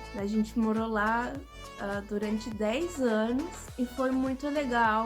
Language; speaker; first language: Portuguese; early bilingual, other home language; Spanish